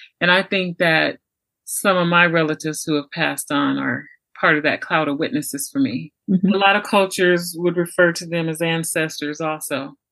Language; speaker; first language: English; native; English